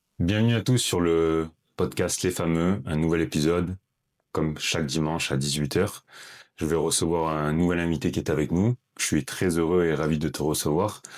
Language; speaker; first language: French; native; French